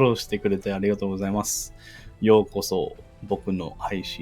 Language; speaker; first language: Japanese; non-native, learner; English